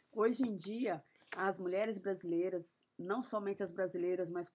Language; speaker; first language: Portuguese; native; Portuguese